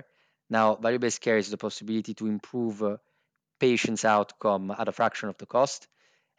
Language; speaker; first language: English; non-native, fluent; Italian